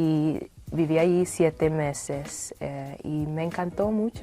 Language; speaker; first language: Spanish; non-native, fluent; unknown